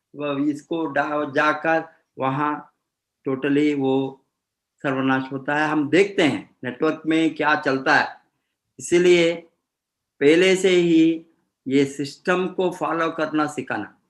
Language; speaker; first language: Hindi; non-native, fluent; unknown